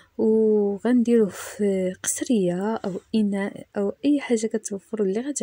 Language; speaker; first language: Arabic; native; Arabic